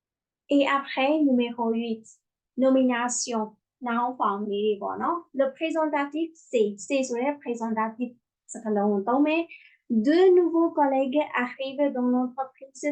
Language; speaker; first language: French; non-native, fluent; Burmese